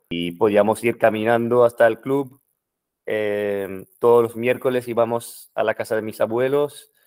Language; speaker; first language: Spanish; non-native, fluent; French